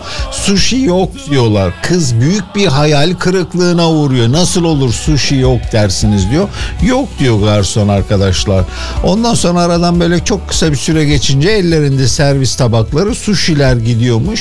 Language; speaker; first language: Turkish; native; Turkish